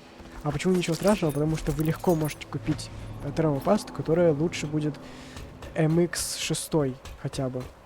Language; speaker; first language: Russian; native; Russian